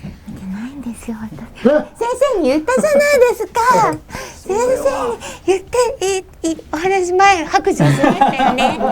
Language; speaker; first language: Japanese; native; Japanese